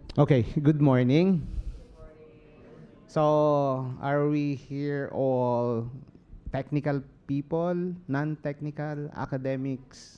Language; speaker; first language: English; non-native, fluent; Filipino